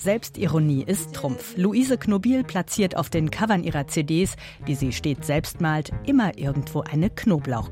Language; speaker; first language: German; native; German